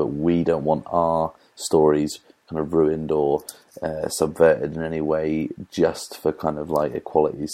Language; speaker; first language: English; native; English